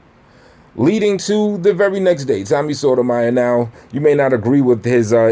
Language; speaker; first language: English; native; English